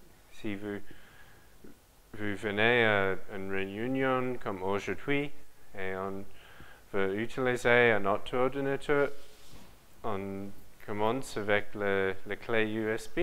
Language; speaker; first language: French; non-native, learner; English